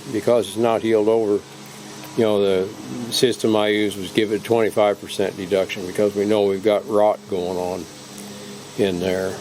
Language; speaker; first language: English; native; English